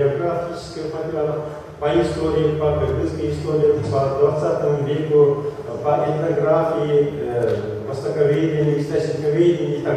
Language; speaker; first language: Russian; non-native, local second language; Kyrgyz